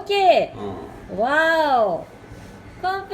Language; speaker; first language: English; non-native, learner; Japanese